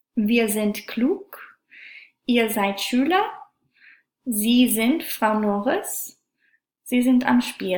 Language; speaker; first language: German; non-native, fluent; English